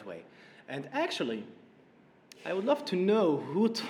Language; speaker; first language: English; non-native, fluent; Arabic